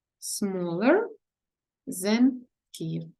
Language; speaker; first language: English; non-native, learner; Ukrainian